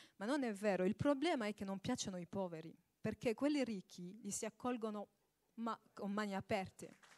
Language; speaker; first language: Italian; early bilingual, heritage; Italian